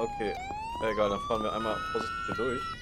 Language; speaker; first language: German; native; German